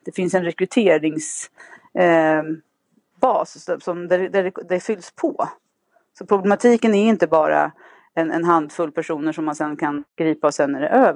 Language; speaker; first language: Swedish; native; Swedish